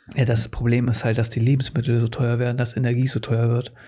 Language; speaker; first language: German; early bilingual, other home language; Portuguese